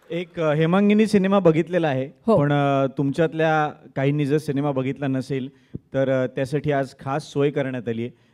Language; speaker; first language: Marathi; native; Marathi